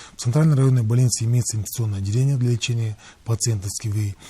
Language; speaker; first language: Russian; non-native, local second language; Kazakh